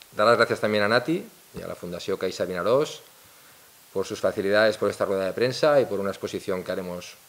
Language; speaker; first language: Spanish; non-native, local second language; Catalan